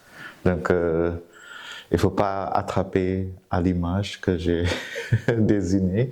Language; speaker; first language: French; non-native, fluent; Vietnamese